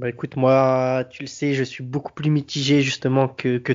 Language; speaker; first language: French; native; French